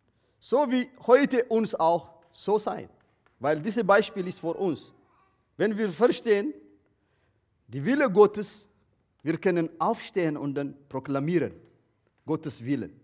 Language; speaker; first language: German; non-native, learner; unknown